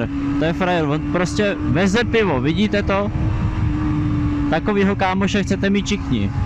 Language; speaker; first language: Czech; native; Czech